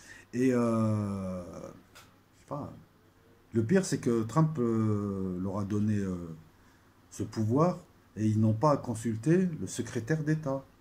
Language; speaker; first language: French; native; French